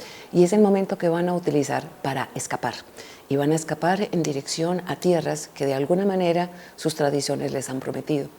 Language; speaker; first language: Spanish; native; Spanish